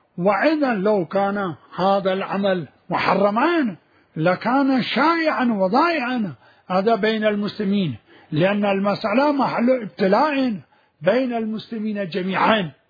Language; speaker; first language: Arabic; non-native, fluent; Urdu